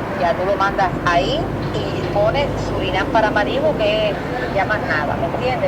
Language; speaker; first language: Spanish; native; Spanish